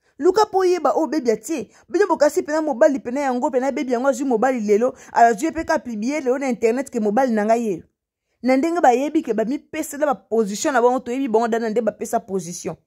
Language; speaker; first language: Lingala; native; Lingala